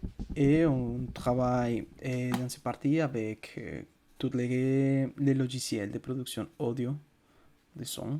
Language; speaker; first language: French; non-native, fluent; Spanish